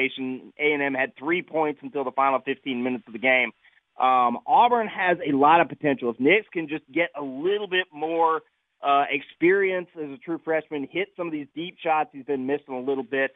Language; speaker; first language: English; native; English